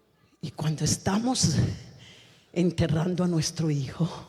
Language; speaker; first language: Spanish; native; Spanish